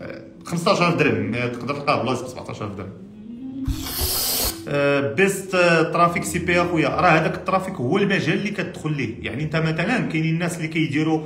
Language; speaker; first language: Arabic; native; Arabic